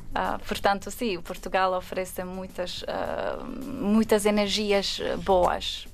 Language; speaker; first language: Portuguese; non-native, fluent; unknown